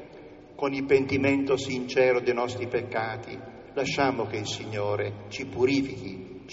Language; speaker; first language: Italian; native; Italian